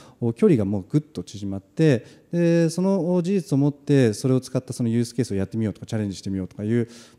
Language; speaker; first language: Japanese; native; Japanese